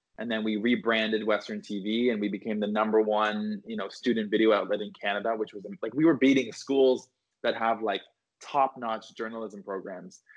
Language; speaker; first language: English; native; English